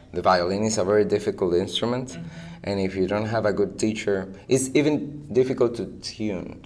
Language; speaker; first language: English; non-native, fluent; Spanish